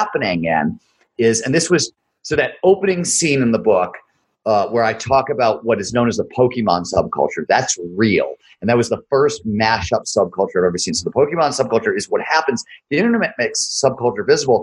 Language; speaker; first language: English; native; English